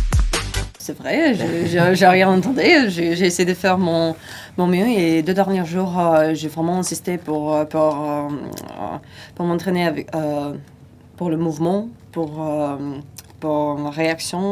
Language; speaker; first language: French; non-native, fluent; Russian